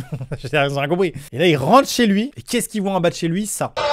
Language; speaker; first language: French; native; French